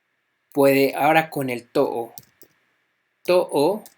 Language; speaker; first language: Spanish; non-native, local second language; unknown